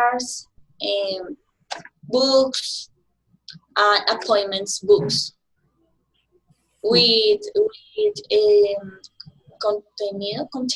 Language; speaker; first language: English; non-native, learner; Spanish